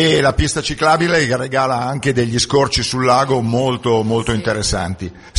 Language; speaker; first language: Italian; native; Italian